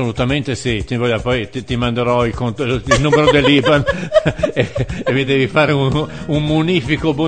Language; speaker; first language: Italian; native; Italian